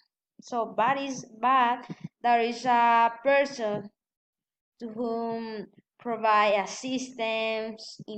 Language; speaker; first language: English; non-native, learner; Spanish